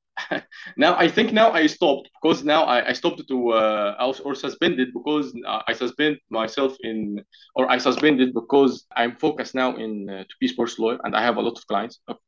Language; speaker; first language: English; non-native, learner; Arabic